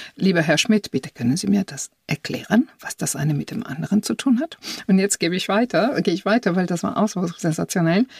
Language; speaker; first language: German; non-native, fluent; Italian